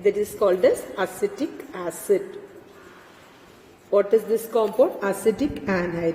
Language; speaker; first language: English; non-native, local second language; Tamil